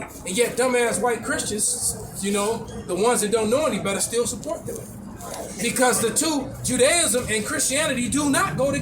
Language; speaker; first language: English; native; English